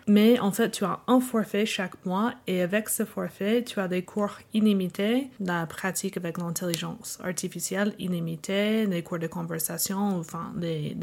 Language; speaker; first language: French; non-native, fluent; English